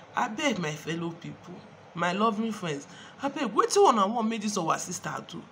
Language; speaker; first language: Nigerian Pidgin; non-native, local second language; Igbo